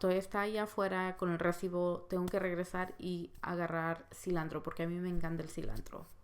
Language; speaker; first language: Spanish; early bilingual, other home language; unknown